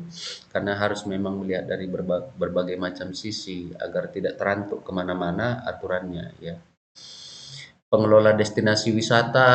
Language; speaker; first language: Indonesian; native; Indonesian